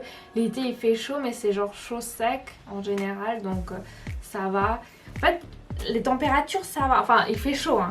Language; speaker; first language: French; native; French